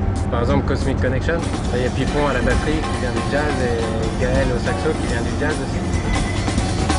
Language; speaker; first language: French; native; French